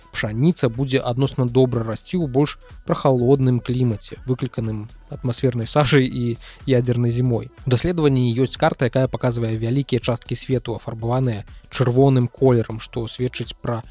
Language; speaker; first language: Belarusian; non-native, local second language; Russian